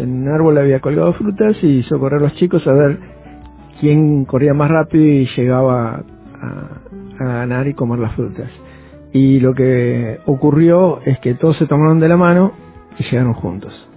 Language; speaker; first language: Spanish; native; Spanish